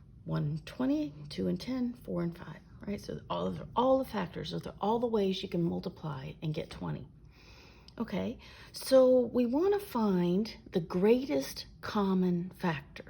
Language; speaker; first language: English; native; English